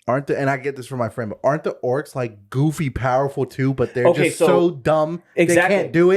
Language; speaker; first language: English; native; English